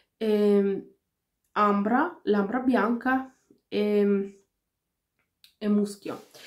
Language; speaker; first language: Italian; non-native, fluent; Finnish